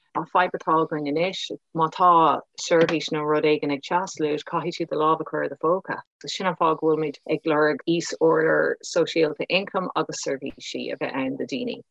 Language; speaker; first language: Irish; non-native, local second language; English